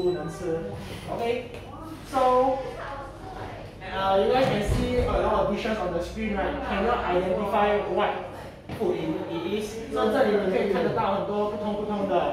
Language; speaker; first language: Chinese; non-native, local second language; English